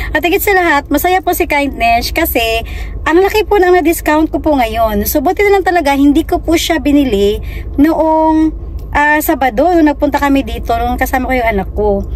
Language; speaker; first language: Filipino; non-native, local second language; Cebuano